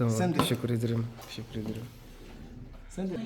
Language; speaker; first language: Turkish; non-native, learner; Arabic